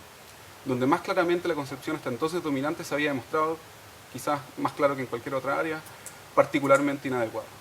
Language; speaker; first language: Spanish; native; Spanish